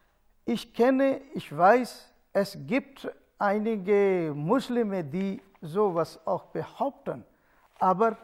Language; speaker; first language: German; non-native, learner; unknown